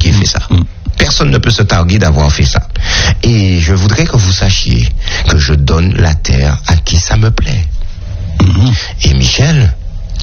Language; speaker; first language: French; native; French